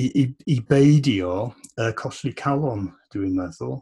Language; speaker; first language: Welsh; non-native, fluent; English